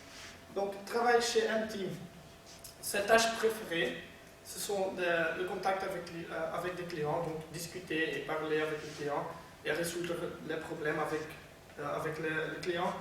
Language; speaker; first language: French; non-native, learner; Dutch